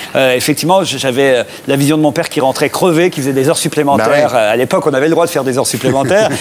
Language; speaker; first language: French; native; French